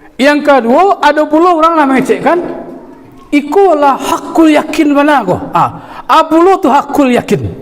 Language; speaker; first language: Malay; non-native, local second language; Minangkabau